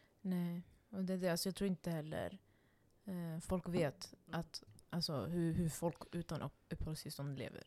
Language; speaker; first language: Swedish; non-native, local second language; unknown